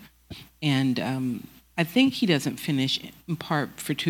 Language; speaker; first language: English; native; English